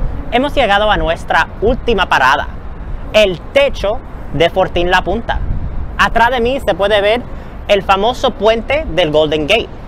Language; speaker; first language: Spanish; early bilingual, heritage; Spanish